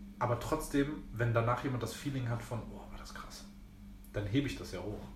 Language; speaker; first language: German; early bilingual, other home language; Greek